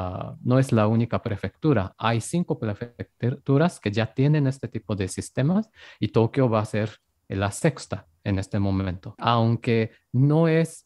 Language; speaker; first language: Spanish; non-native, fluent; Japanese